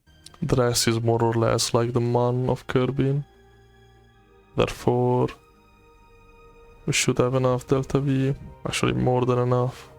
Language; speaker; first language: English; non-native, fluent; Italian